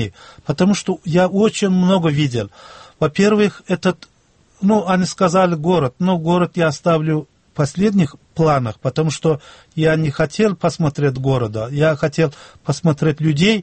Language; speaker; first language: Russian; non-native, local second language; Turkmen